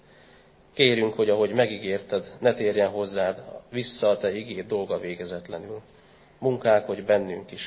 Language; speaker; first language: Hungarian; native; Hungarian